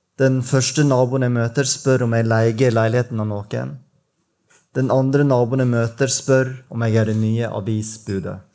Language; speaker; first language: Norwegian; native; Norwegian